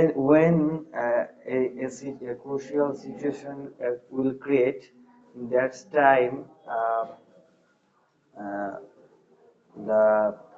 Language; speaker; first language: English; non-native, learner; Bangla